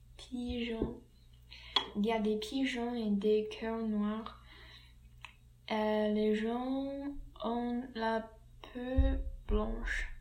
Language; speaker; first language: French; non-native, learner; English